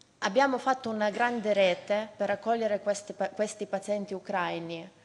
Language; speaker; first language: Italian; non-native, fluent; Ukrainian